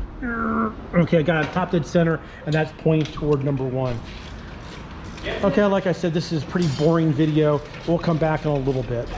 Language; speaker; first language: English; native; English